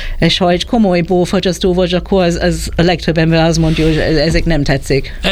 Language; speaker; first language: Hungarian; non-native, fluent; English